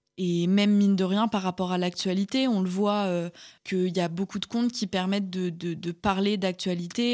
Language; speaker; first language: French; native; French